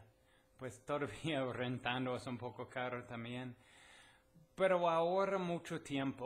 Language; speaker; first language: Spanish; non-native, fluent; English